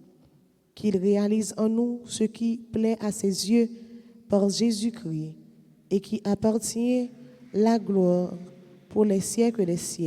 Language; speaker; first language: French; non-native, local second language; Haitian Creole